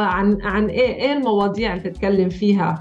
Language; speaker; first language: Arabic; native; Arabic